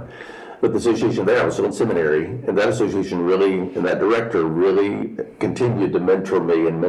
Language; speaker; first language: English; native; English